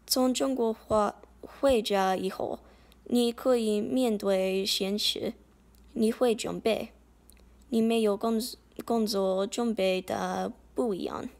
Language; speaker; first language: Chinese; non-native, learner; English